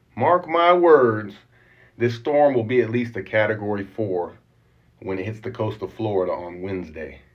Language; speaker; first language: English; native; English